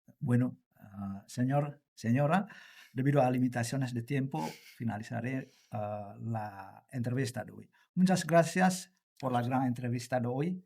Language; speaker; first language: Spanish; non-native, learner; Indonesian